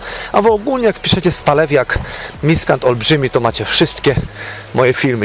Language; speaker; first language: Polish; native; Polish